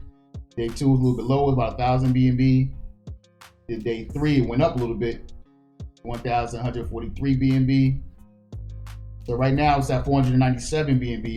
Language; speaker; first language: English; native; English